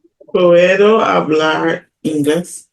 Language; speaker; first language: Spanish; non-native, learner; English